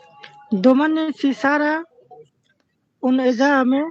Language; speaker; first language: Italian; non-native, learner; Bangla